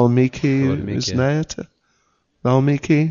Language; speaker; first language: Russian; non-native, learner; English